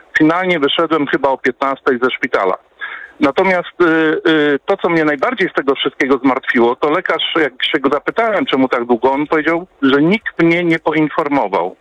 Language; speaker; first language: Polish; native; Polish